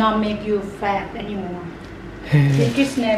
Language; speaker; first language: English; non-native, fluent; Thai